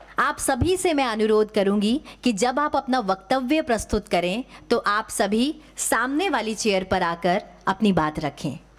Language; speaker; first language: Hindi; native; Hindi